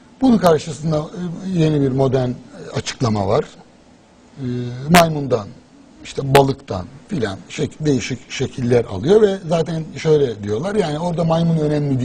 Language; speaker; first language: Turkish; native; Turkish